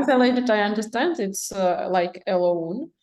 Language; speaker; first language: English; non-native, learner; Russian